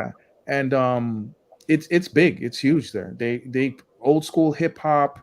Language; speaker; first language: English; native; English